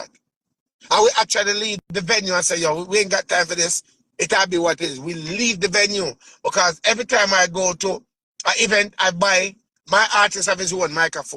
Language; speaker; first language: English; native; English